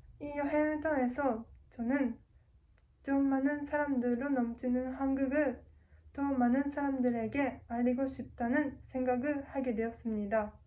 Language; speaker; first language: Korean; non-native, learner; Japanese